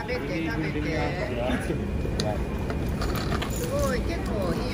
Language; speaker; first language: Japanese; native; Japanese